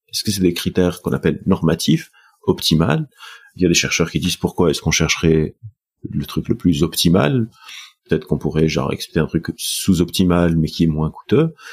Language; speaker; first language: French; non-native, local second language; Arabic